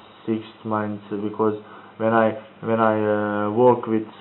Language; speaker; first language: English; non-native, learner; Croatian